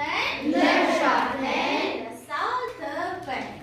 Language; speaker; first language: French; non-native, learner; Armenian